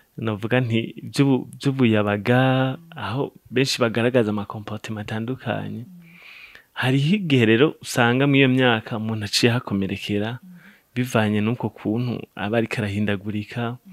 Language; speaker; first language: Rundi; native; Rundi